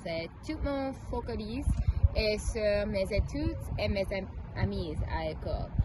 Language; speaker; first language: French; non-native, learner; English